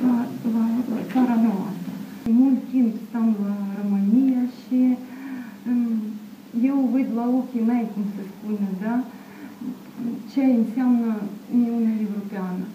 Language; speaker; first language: Romanian; non-native, local second language; Ukrainian